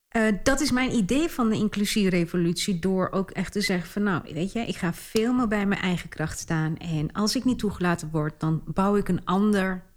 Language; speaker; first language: Dutch; early bilingual, other home language; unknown